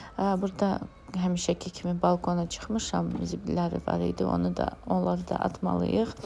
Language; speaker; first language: Azerbaijani; non-native, fluent; Lezghian